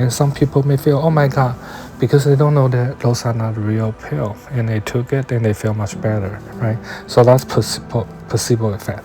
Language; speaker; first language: English; non-native, fluent; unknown